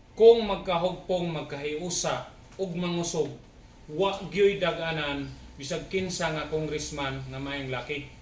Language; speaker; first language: Cebuano; native; Cebuano